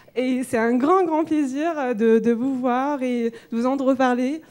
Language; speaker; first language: French; non-native, local second language; Arabic